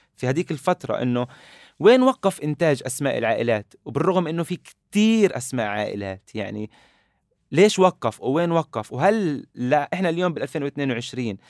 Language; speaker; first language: Arabic; native; Arabic